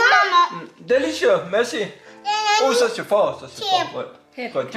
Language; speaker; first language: French; native; French